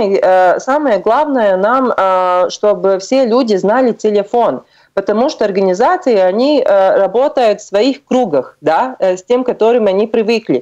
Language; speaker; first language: Russian; non-native, local second language; Latvian